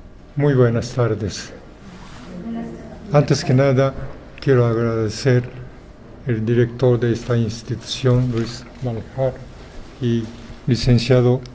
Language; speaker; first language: Spanish; non-native, fluent; Japanese